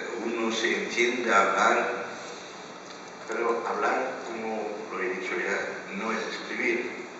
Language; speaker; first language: Spanish; non-native, fluent; Dutch